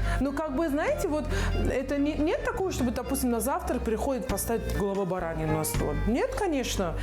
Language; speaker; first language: Russian; non-native, fluent; Persian